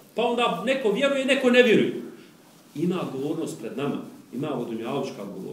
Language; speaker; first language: Serbian; native; Serbian